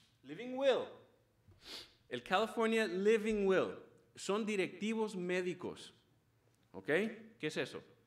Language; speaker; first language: Spanish; early bilingual, heritage; Spanish